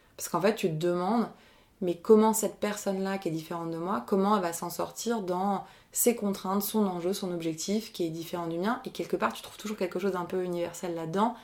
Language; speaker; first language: French; native; French